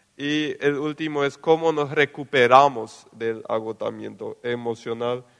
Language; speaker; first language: Spanish; non-native, local second language; Plautdietsch